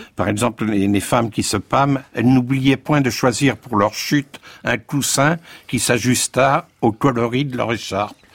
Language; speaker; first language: French; non-native, fluent; Hungarian